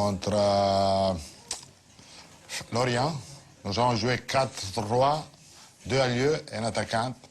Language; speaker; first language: French; non-native, fluent; Italian